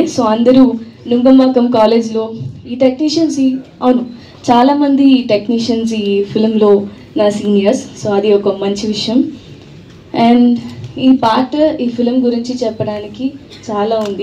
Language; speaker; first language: Telugu; non-native, learner; Tamil